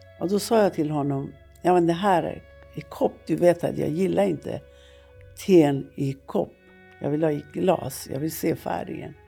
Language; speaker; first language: Swedish; non-native, fluent; Persian